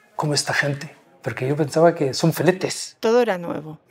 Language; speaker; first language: Spanish; non-native, fluent; Arabic